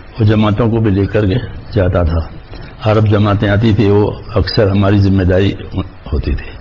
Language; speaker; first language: Urdu; non-native, local second language; Gujarati